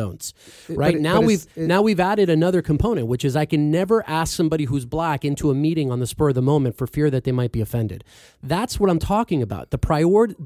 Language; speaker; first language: English; native; English